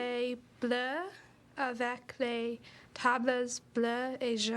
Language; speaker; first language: French; non-native, learner; English